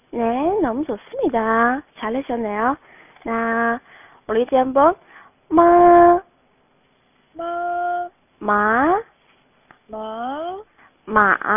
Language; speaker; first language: Korean; non-native, fluent; Chinese